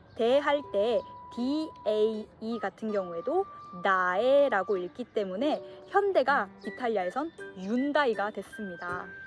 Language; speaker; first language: Korean; early bilingual, heritage; Korean